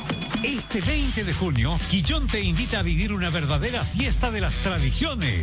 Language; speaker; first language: Spanish; native; Spanish